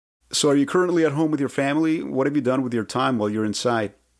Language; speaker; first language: English; early bilingual, other home language; Spanish